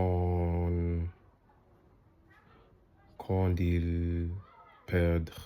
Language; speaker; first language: French; non-native, learner; English